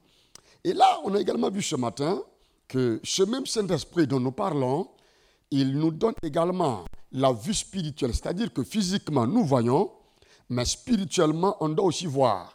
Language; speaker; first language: French; non-native, local second language; Mossi